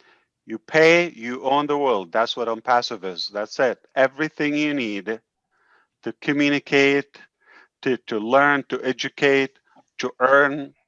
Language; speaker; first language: English; non-native, fluent; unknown